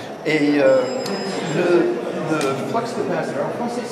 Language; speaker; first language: French; non-native, fluent; English